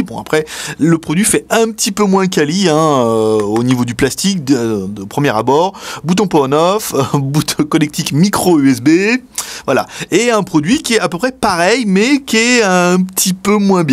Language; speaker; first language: French; native; French